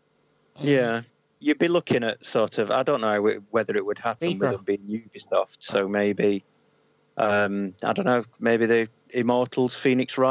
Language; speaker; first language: English; native; English